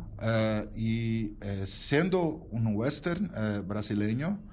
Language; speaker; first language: Spanish; non-native, learner; Portuguese